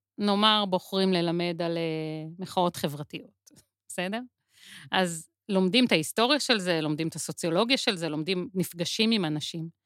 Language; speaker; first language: Hebrew; native; Hebrew